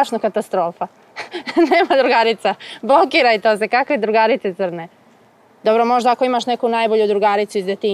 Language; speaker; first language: Serbian; native; Serbian